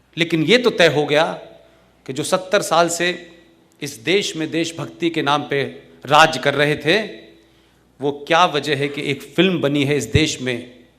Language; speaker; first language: Hindi; native; Hindi